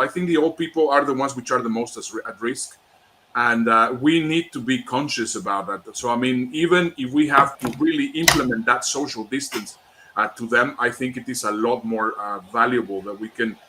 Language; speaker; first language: English; non-native, fluent; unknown